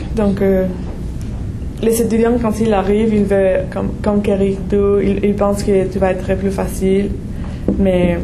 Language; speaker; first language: French; non-native, fluent; Spanish